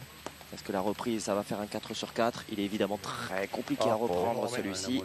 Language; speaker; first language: French; native; French